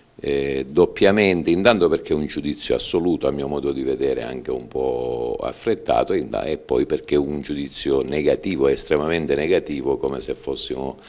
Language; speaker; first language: Italian; native; Italian